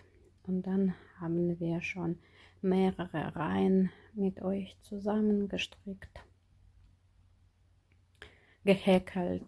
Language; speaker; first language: German; non-native, fluent; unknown